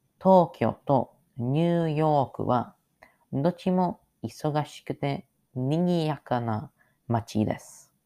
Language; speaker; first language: Japanese; non-native, learner; English